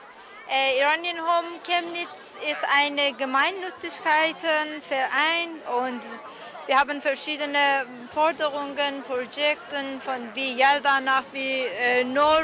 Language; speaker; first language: German; non-native, learner; Persian